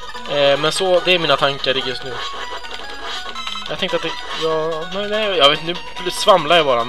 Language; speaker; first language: Swedish; native; Swedish